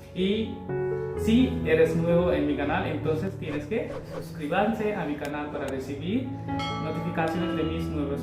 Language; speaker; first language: Spanish; non-native, learner; Hindi